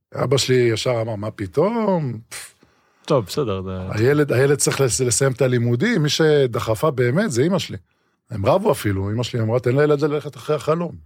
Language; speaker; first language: Hebrew; native; Hebrew